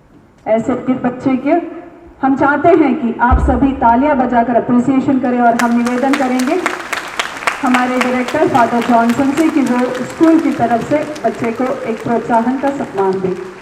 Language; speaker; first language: Hindi; non-native, local second language; Punjabi